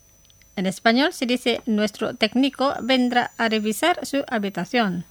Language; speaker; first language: Spanish; non-native, fluent; Indonesian